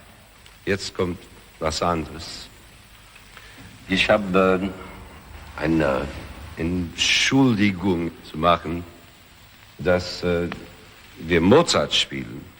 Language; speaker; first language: German; non-native, learner; English